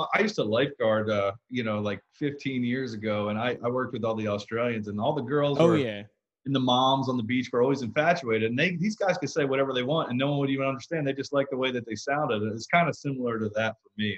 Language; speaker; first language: English; native; English